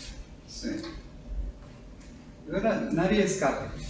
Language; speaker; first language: Spanish; non-native, fluent; English